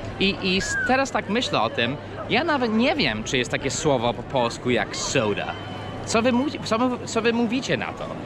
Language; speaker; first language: Polish; non-native, fluent; English